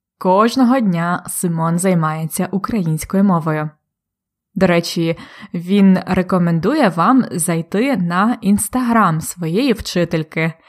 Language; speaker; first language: Ukrainian; native; Ukrainian